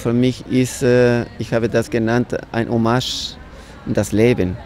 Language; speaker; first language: German; non-native, fluent; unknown